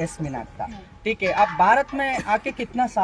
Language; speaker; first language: Hindi; non-native, local second language; Kannada